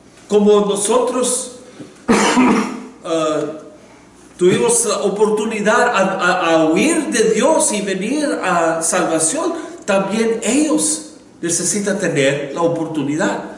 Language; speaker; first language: Spanish; non-native, learner; English